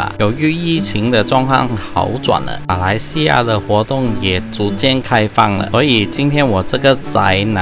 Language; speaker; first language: Chinese; native; Chinese